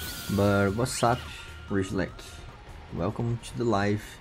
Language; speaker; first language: English; non-native, learner; Portuguese